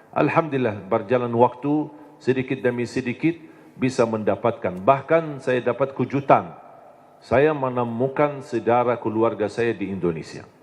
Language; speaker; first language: Indonesian; non-native, fluent; Arabic